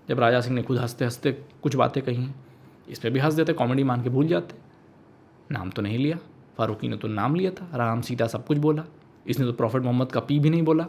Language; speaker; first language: Hindi; native; Hindi